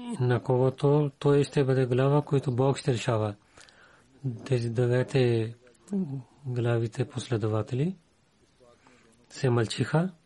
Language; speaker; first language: Bulgarian; non-native, learner; Urdu